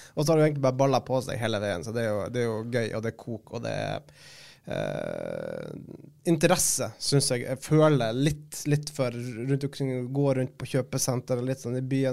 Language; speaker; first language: Norwegian; native; Norwegian